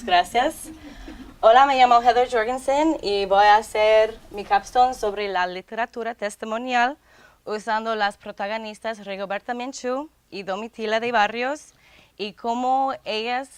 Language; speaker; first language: Spanish; non-native, fluent; English